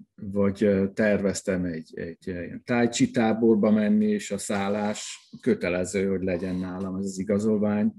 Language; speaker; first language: Hungarian; non-native, fluent; Italian